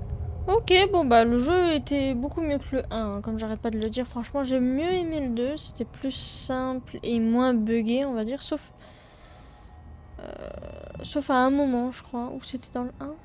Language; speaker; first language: French; native; French